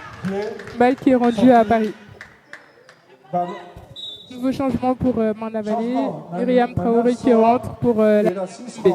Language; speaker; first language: French; native; French